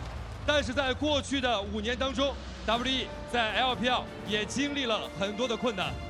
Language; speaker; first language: Chinese; native; Chinese